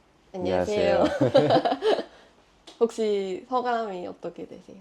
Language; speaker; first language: Korean; non-native, fluent; Japanese